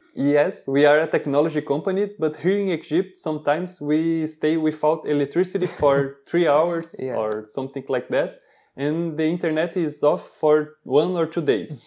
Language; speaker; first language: English; non-native, learner; Portuguese